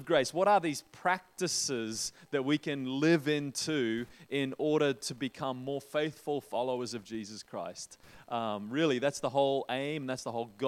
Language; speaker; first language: English; native; English